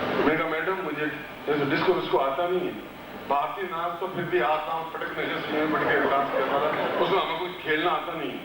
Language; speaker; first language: Hindi; native; Hindi